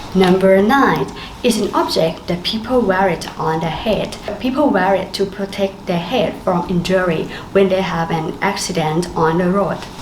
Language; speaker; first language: English; non-native, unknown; Thai